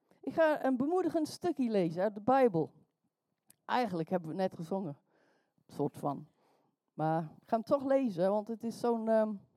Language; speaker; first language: Dutch; non-native, fluent; English